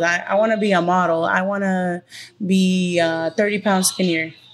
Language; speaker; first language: English; early bilingual, other home language; Spanish